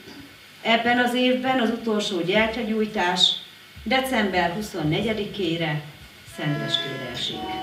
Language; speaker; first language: Hungarian; native; Hungarian